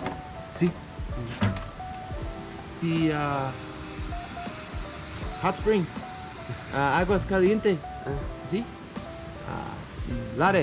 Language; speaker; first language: Spanish; non-native, learner; English